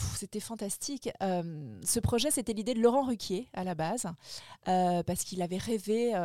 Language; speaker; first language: French; native; French